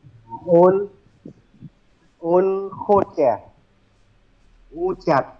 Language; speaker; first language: Russian; non-native, learner; Vietnamese